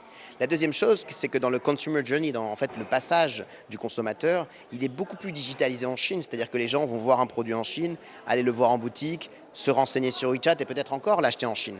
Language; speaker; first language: French; native; French